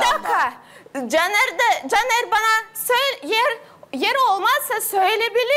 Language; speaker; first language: Turkish; non-native, learner; Russian